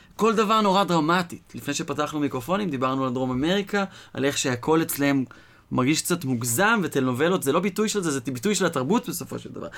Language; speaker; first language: Hebrew; native; Hebrew